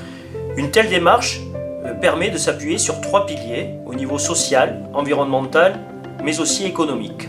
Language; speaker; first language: French; native; French